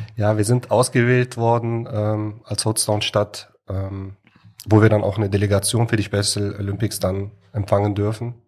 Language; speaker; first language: German; early bilingual, other home language; Arabic